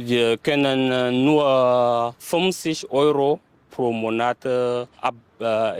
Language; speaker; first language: German; non-native, learner; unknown